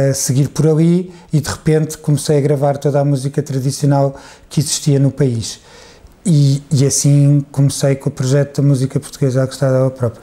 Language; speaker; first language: Portuguese; native; Portuguese